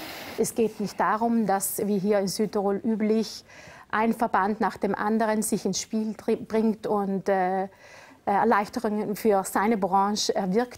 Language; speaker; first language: German; native; German